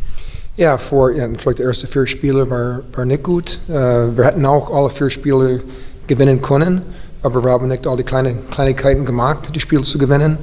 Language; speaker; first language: German; non-native, fluent; English